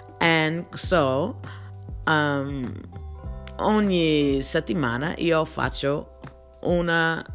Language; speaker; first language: Italian; non-native, learner; English